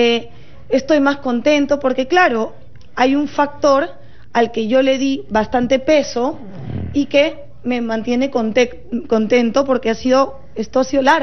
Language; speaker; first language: Spanish; native; Spanish